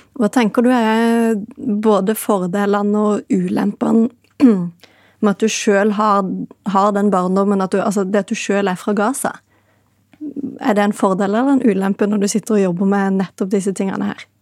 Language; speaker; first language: Norwegian; native; Norwegian